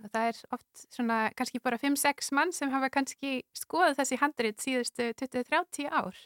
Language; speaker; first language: Icelandic; non-native, fluent; English